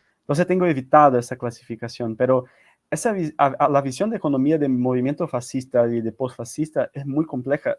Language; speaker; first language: Spanish; non-native, fluent; Portuguese